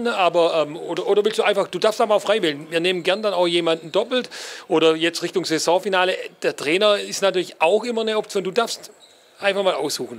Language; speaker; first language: German; native; German